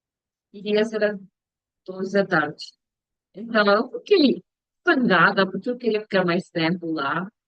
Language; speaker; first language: Portuguese; non-native, learner; Spanish